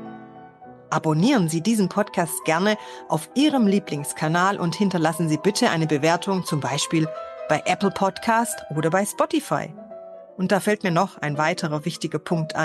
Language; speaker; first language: German; native; German